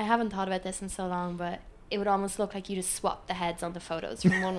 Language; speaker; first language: English; native; English